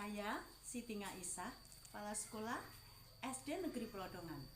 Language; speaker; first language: Indonesian; non-native, local second language; Javanese